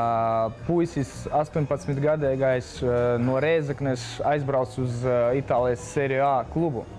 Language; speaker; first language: Latvian; non-native, local second language; Russian